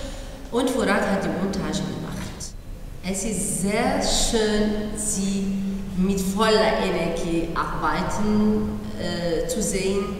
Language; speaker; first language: German; non-native, fluent; Arabic